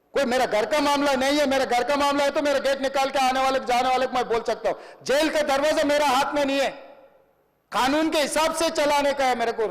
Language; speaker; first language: Hindi; non-native, local second language; Telugu